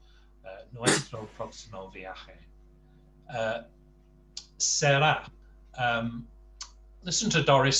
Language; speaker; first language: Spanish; non-native, fluent; English